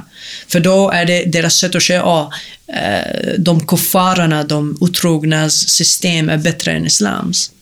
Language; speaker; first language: Swedish; non-native, fluent; Arabic